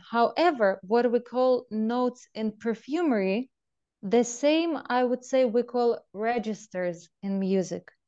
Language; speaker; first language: English; non-native, fluent; Russian